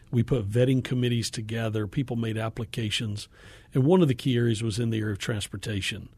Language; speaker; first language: English; native; English